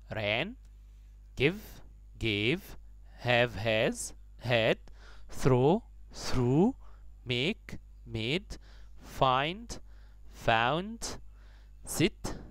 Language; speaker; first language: English; non-native, fluent; Arabic